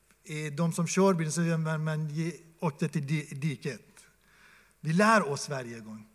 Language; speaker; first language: Swedish; non-native, fluent; Persian